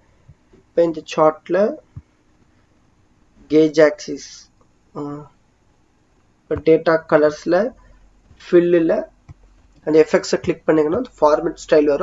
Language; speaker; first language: Tamil; native; Tamil